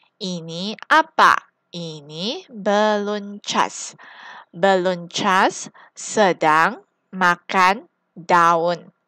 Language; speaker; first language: Malay; non-native, local second language; Chinese